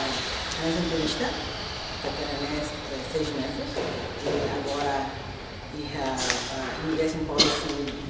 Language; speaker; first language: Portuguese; non-native, local second language; Tetum